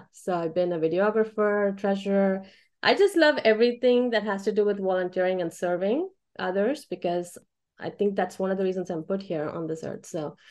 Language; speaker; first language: English; early bilingual, other home language; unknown